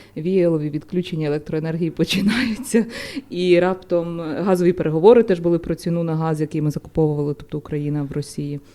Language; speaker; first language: Ukrainian; native; Ukrainian